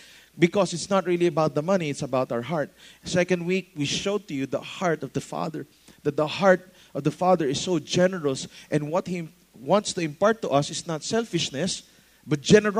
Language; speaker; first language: English; non-native, local second language; Filipino